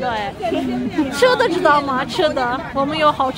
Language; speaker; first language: Chinese; non-native, learner; Turkish